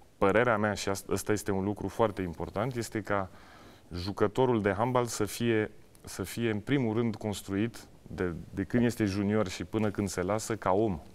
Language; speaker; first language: Romanian; early bilingual, heritage; Romanian